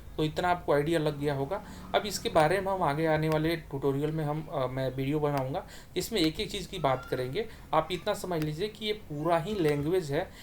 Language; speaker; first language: Hindi; native; Hindi